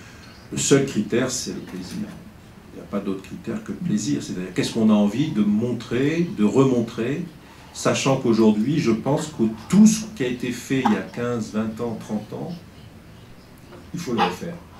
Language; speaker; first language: French; native; French